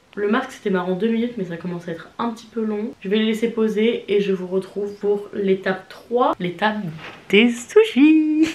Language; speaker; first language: French; native; French